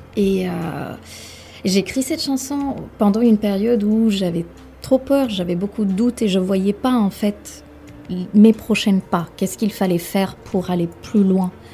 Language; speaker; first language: French; non-native, fluent; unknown